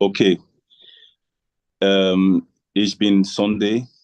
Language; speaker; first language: German; non-native, learner; English